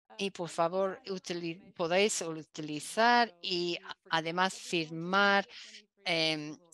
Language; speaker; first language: Spanish; non-native, fluent; Dutch